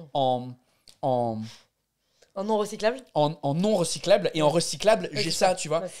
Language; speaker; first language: French; non-native, fluent; English